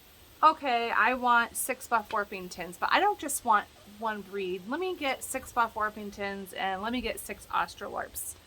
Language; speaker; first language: English; native; English